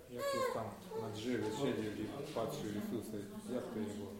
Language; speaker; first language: Polish; non-native, learner; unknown